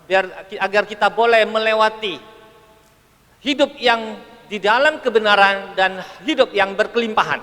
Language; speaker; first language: Indonesian; native; Indonesian